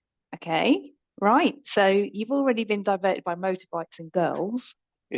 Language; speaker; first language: English; native; English